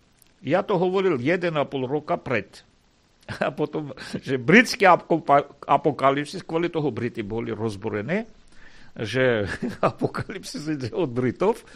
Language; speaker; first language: Slovak; non-native, fluent; Armenian